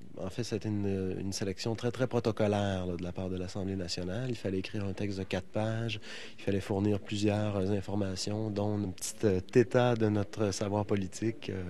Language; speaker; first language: French; native; French